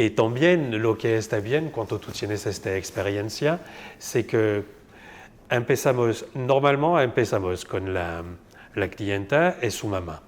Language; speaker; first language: Spanish; non-native, fluent; French